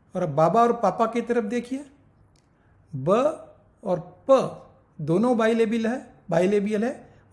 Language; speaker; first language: Hindi; non-native, local second language; Marathi